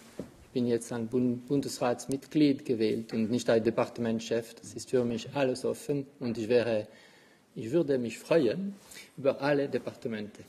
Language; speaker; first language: German; non-native, local second language; French